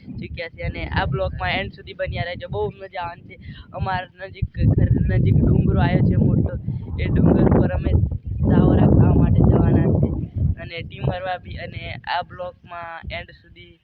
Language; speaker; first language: Gujarati; non-native, local second language; Rathawi